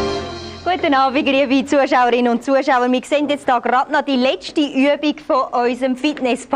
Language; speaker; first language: German; native; German